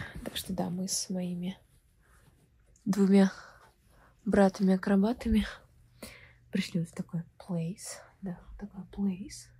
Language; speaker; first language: Russian; native; Russian